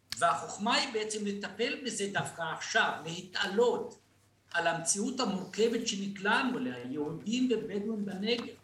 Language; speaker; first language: Hebrew; non-native, local second language; Arabic